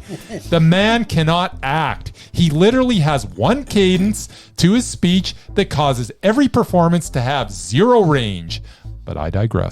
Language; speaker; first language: English; native; English